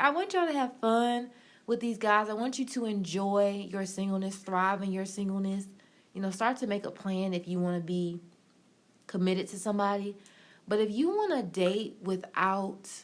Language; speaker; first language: English; native; English